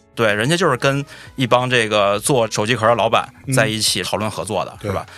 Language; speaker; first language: Chinese; native; Chinese